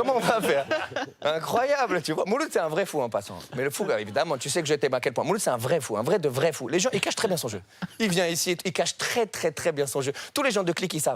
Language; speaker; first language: French; native; French